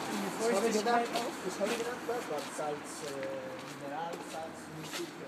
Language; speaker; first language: German; non-native, learner; Spanish